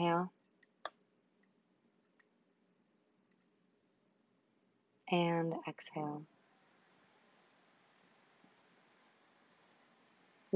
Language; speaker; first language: English; native; English